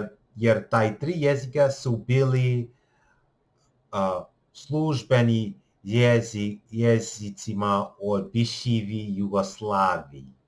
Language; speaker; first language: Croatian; non-native, learner; English